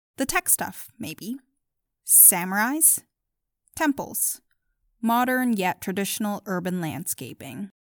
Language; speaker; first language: English; early bilingual, other home language; Japanese